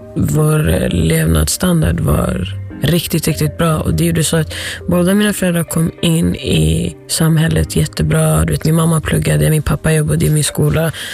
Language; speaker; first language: Swedish; early bilingual, other home language; Somali